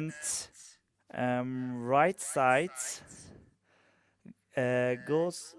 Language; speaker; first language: English; non-native, learner; Turkish